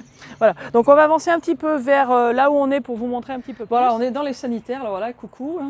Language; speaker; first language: French; native; French